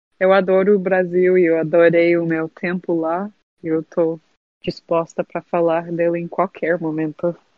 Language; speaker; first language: Portuguese; non-native, fluent; English